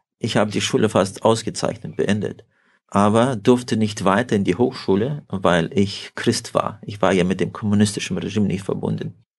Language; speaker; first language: German; early bilingual, heritage; German